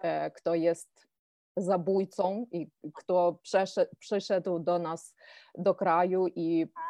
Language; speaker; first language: Polish; non-native, fluent; Ukrainian